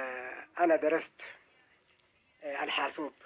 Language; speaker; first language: Arabic; non-native, fluent; Oromo